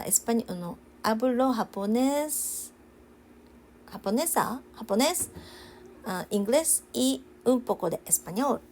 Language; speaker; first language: Spanish; non-native, learner; Japanese